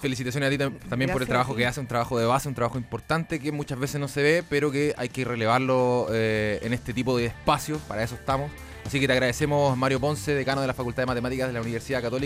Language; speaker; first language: Spanish; native; Spanish